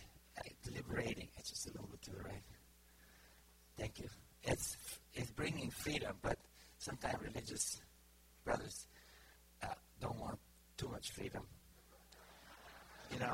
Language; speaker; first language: English; non-native, fluent; Bulgarian